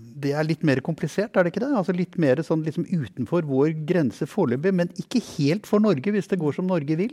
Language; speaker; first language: Norwegian; native; Norwegian